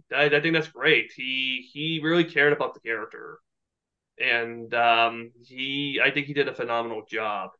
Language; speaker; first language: English; native; English